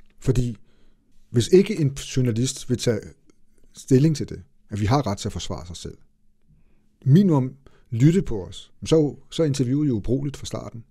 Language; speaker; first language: Danish; early bilingual, other home language; Arabic